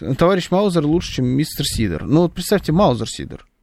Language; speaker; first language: Russian; native; Russian